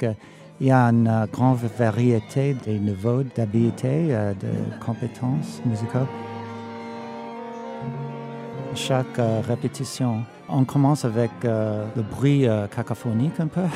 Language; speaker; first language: French; non-native, fluent; English